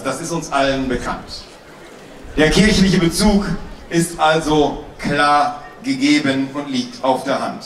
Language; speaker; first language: German; native; German